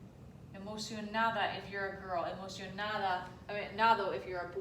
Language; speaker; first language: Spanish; non-native, fluent; English